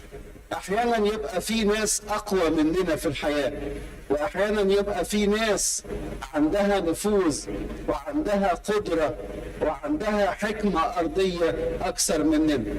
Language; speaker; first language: Arabic; native; Arabic